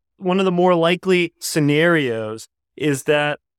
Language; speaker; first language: English; native; English